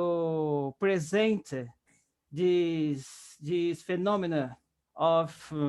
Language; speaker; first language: English; non-native, learner; Portuguese